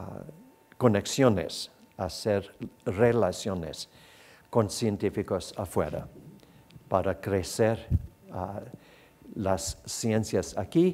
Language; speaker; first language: Spanish; non-native, fluent; English